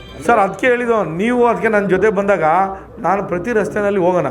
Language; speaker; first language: Kannada; native; Kannada